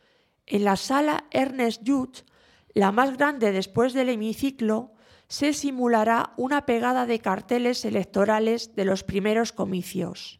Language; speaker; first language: Spanish; native; Spanish